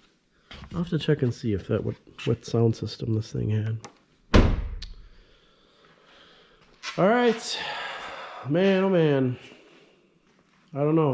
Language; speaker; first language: English; native; English